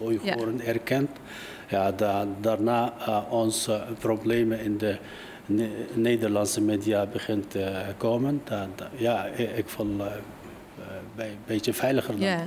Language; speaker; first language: Dutch; non-native, learner; Uyghur